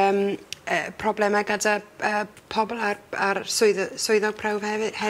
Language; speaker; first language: Welsh; non-native, learner; English